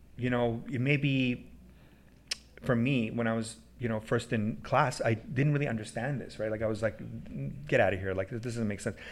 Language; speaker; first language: English; early bilingual, other home language; Persian